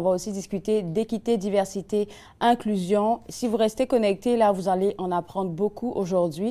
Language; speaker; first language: French; native; French